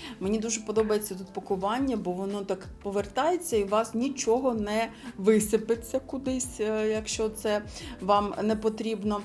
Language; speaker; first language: Ukrainian; non-native, local second language; Russian